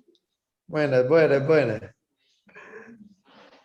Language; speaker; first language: Spanish; non-native, learner; Portuguese